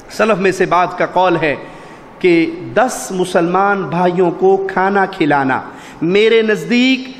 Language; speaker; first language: Urdu; non-native, local second language; Punjabi